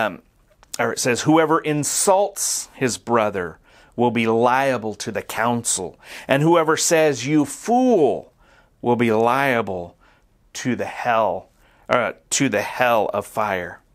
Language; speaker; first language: English; native; English